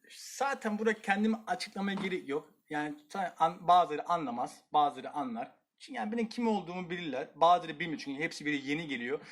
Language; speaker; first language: Turkish; native; Turkish